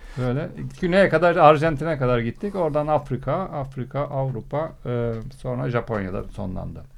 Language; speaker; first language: Turkish; early bilingual, heritage; Turkish